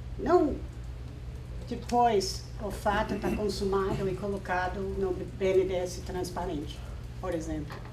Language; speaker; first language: Portuguese; non-native, fluent; English